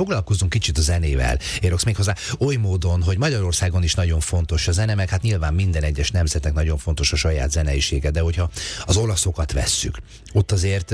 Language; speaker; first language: Hungarian; native; Hungarian